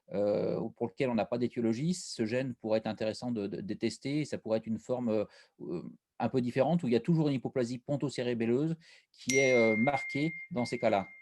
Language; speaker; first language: French; native; French